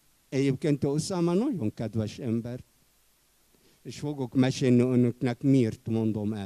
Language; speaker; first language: Hungarian; non-native, fluent; Arabic